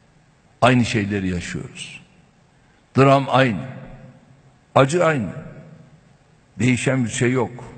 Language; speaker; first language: Turkish; native; Turkish